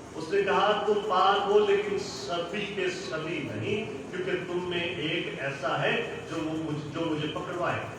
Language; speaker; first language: Urdu; non-native, local second language; Punjabi